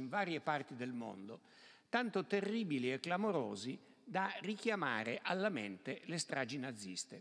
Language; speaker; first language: Italian; native; Italian